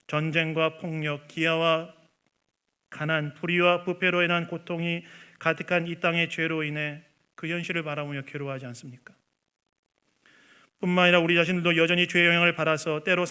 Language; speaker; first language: Korean; native; Korean